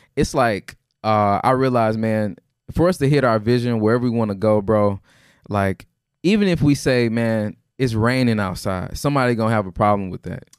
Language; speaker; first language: English; native; English